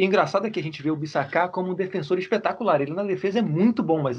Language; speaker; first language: Portuguese; native; Portuguese